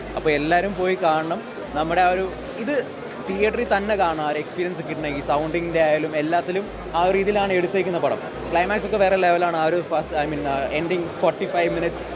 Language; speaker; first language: Malayalam; native; Malayalam